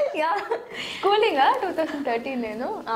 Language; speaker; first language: Telugu; non-native, learner; Tamil